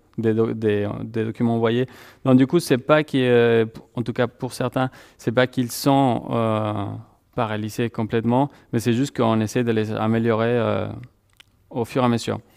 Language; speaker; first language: French; non-native, fluent; Spanish